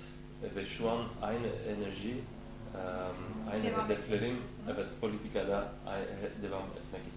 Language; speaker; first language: Turkish; non-native, learner; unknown